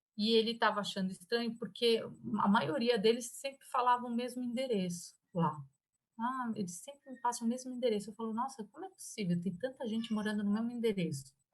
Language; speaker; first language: Portuguese; early bilingual, other home language; Spanish